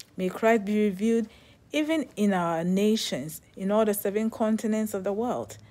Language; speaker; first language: English; non-native, local second language; Akan